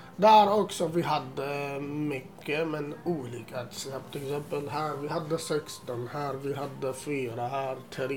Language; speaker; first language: Swedish; non-native, learner; Assyrian Neo-Aramaic